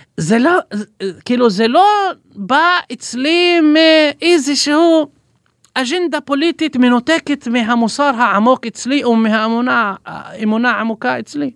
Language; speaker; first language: Hebrew; non-native, local second language; Arabic